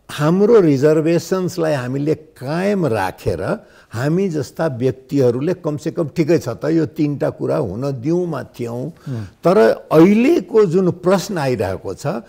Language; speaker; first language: Nepali; non-native, local second language; Maithili